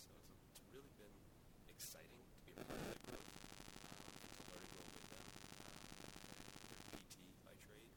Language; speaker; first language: English; native; English